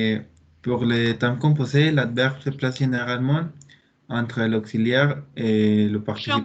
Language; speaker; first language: French; non-native, learner; Spanish